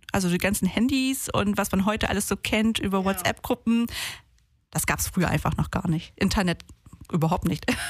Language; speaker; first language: German; early bilingual, other home language; Portuguese